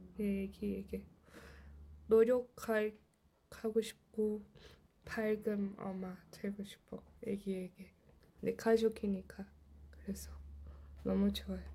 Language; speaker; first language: Korean; non-native, learner; Portuguese